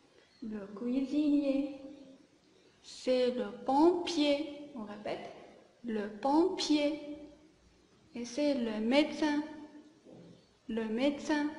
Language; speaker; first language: French; non-native, local second language; Arabic